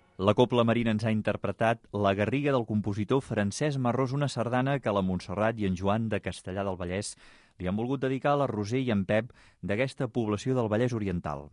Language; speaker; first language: Catalan; native; Catalan